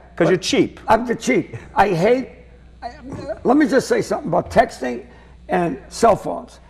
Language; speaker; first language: English; native; English